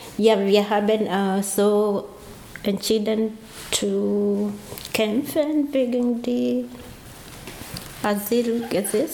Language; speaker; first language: German; non-native, learner; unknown